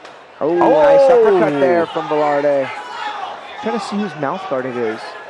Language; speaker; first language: English; native; English